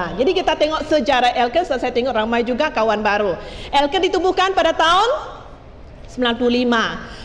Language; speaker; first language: Malay; non-native, local second language; Chinese